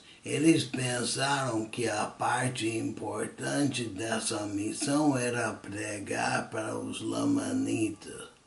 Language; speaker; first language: Portuguese; non-native, fluent; English